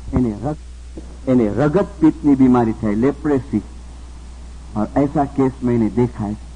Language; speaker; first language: Hindi; non-native, local second language; Gujarati